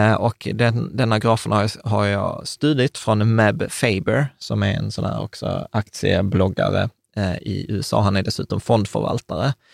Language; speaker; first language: Swedish; native; Swedish